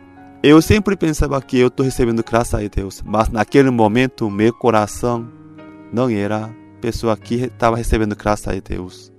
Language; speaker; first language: Portuguese; non-native, fluent; Korean